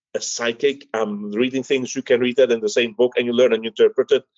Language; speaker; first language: English; early bilingual, other home language; Dutch